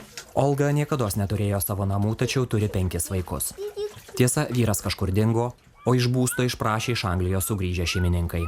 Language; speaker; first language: Lithuanian; native; Lithuanian